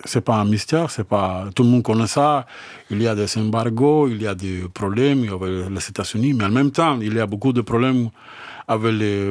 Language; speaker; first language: French; non-native, fluent; Spanish